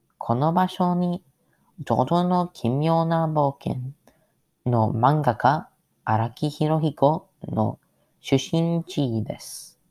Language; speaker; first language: Japanese; non-native, learner; English